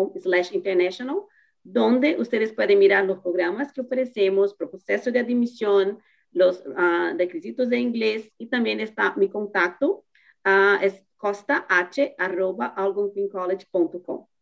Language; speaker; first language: Spanish; non-native, fluent; Portuguese